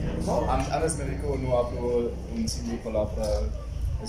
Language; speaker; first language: Spanish; non-native, learner; German